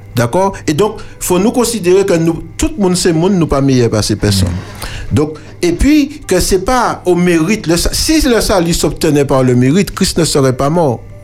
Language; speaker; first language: French; native; French